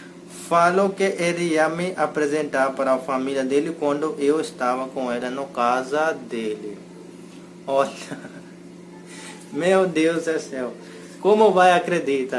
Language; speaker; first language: Portuguese; non-native, learner; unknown